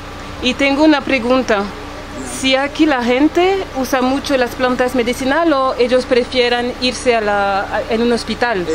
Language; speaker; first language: Spanish; non-native, learner; French